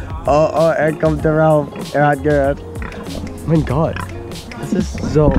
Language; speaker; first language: German; non-native, learner; English